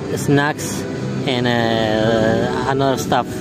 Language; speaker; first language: English; non-native, fluent; Spanish